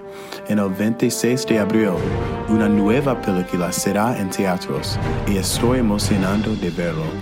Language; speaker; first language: Spanish; non-native, learner; English